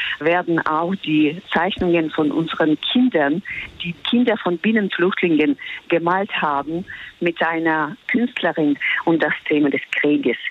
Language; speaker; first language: German; non-native, fluent; Ukrainian